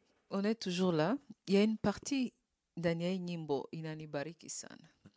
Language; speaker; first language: French; non-native, local second language; Swahili